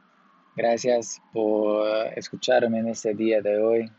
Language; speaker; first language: Spanish; early bilingual, heritage; Spanish